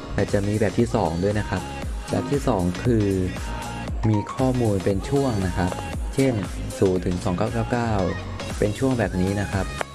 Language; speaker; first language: Thai; native; Thai